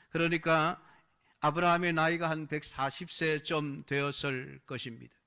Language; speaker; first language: Korean; native; Korean